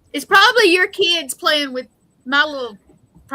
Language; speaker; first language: English; native; English